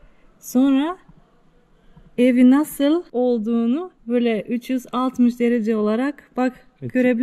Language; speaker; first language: Turkish; non-native, fluent; Slovenian